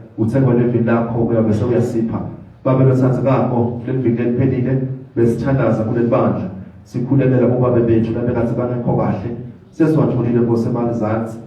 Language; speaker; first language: Zulu; non-native, local second language; Swati